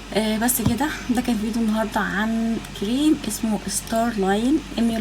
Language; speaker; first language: Arabic; native; Arabic